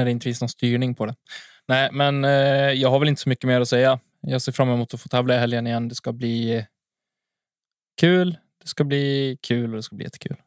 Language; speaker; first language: Swedish; native; Swedish